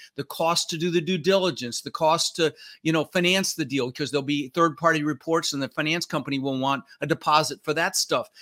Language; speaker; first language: English; early bilingual, other home language; Dutch